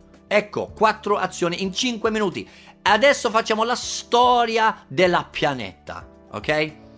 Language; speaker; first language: Italian; non-native, fluent; English